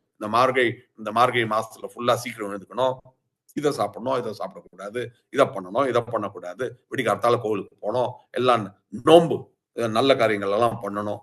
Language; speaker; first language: Tamil; early bilingual, heritage; Tamil